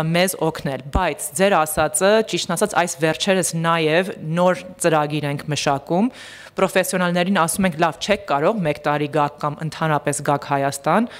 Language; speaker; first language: Armenian; early bilingual, heritage; Armenian